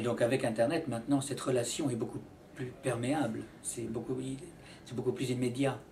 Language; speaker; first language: French; native; French